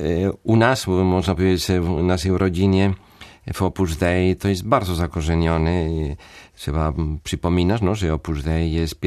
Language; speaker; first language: Polish; non-native, fluent; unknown